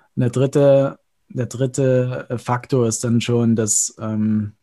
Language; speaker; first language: German; native; German